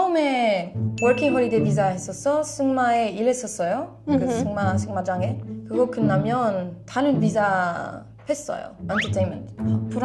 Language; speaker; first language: Korean; non-native, learner; French